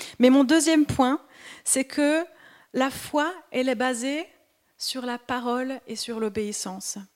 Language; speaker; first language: French; native; French